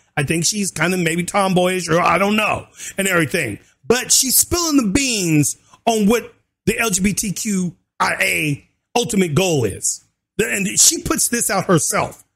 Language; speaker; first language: English; native; English